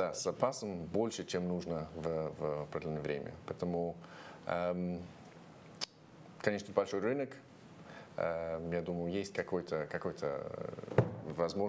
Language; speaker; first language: Russian; non-native, fluent; English